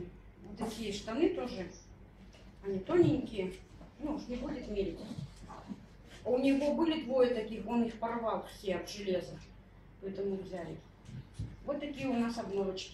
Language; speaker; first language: Russian; native; Russian